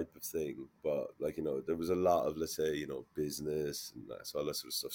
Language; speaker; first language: English; native; English